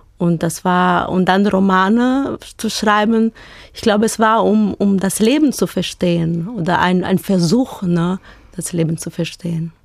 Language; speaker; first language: German; non-native, fluent; Portuguese